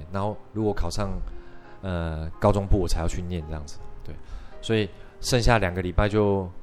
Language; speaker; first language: Chinese; native; Chinese